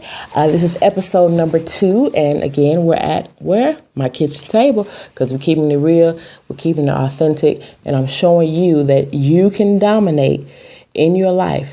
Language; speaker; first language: English; native; English